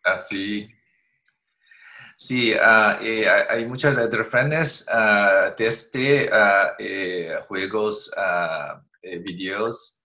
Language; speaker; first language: Spanish; non-native, learner; Chinese